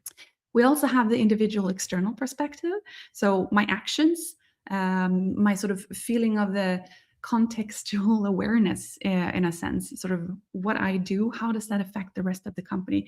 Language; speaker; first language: English; non-native, fluent; Swedish